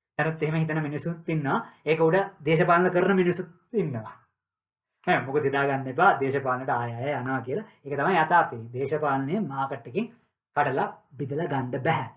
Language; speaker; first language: Sinhala; non-native, local second language; Tamil